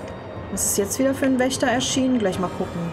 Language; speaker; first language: German; native; German